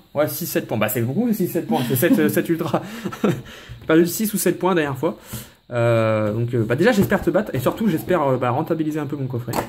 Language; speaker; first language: French; native; French